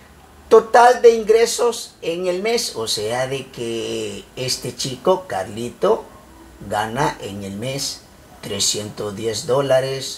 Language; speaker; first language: Spanish; native; Spanish